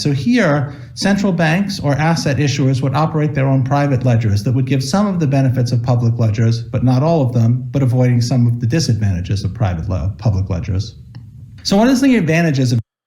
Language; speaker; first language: English; native; English